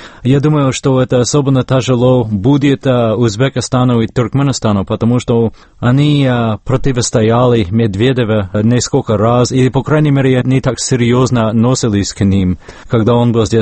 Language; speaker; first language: Russian; non-native, fluent; English